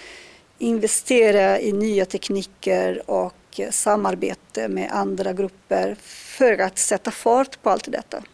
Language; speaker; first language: Swedish; non-native, fluent; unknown